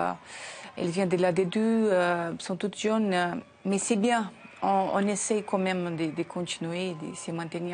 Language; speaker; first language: French; non-native, learner; Portuguese